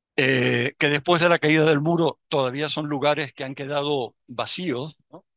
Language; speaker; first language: Spanish; native; Spanish